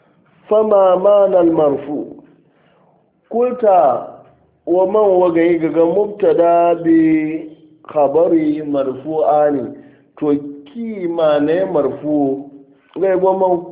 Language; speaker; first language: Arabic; non-native, fluent; Hausa